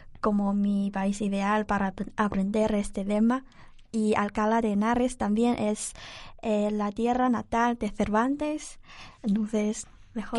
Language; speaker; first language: Spanish; non-native, learner; Chinese